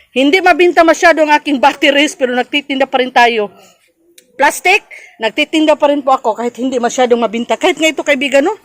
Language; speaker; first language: Filipino; non-native, local second language; Cebuano